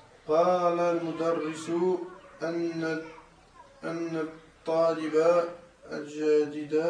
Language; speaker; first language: Arabic; non-native, learner; French